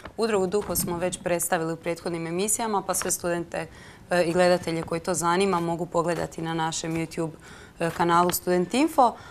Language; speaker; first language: Croatian; native; Croatian